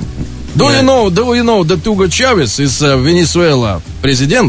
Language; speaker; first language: English; non-native, learner; Russian